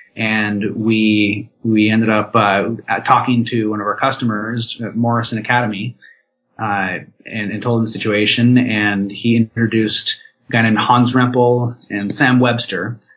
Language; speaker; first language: English; native; English